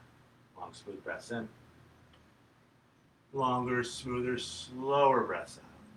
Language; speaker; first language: English; native; English